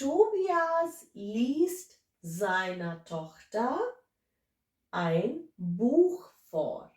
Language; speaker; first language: German; non-native, fluent; English